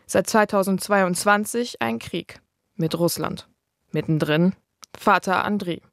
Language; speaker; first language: German; native; German